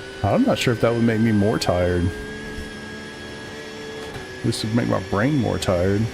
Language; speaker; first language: English; native; English